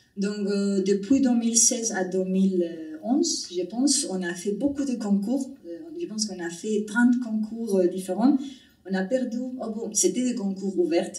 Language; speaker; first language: French; non-native, fluent; Spanish